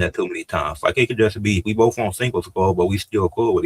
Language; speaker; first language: English; native; English